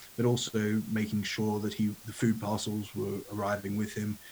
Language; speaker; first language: English; native; English